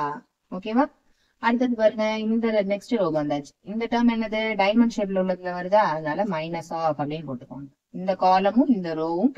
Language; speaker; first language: Tamil; native; Tamil